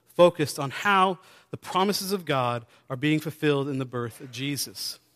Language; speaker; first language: English; native; English